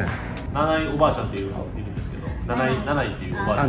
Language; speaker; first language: Japanese; early bilingual, other home language; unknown